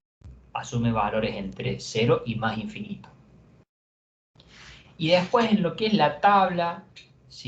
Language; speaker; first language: Spanish; native; Spanish